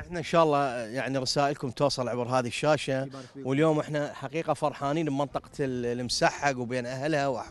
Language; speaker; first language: Arabic; native; Arabic